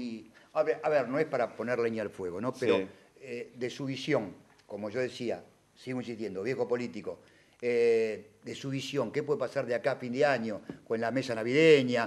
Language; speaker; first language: Spanish; native; Spanish